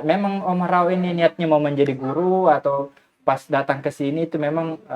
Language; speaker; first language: Indonesian; native; Indonesian